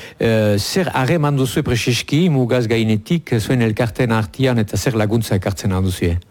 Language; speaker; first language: Basque; native; Basque